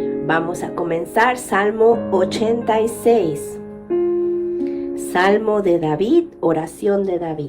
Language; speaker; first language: Spanish; native; Spanish